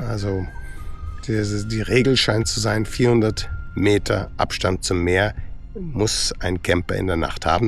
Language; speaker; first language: German; native; German